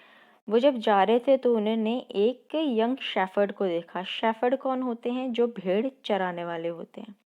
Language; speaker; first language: Hindi; non-native, local second language; Punjabi